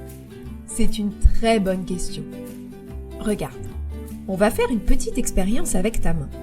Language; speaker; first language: French; native; French